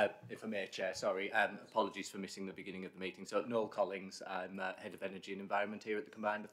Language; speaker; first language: English; native; English